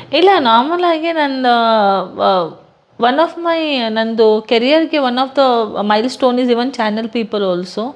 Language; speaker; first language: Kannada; non-native, local second language; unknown